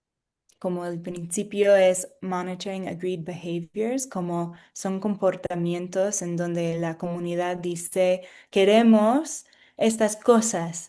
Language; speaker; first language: Spanish; non-native, fluent; English